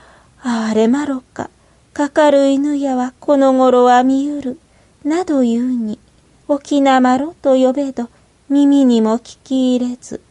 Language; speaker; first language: Japanese; native; Japanese